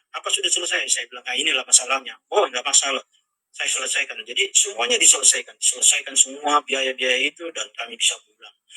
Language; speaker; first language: Indonesian; native; Indonesian